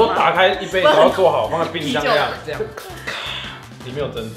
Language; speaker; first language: Chinese; native; Chinese